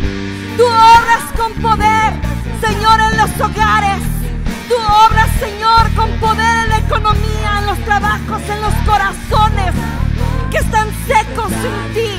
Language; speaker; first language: Spanish; native; Spanish